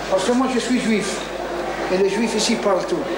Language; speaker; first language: French; non-native, learner; Arabic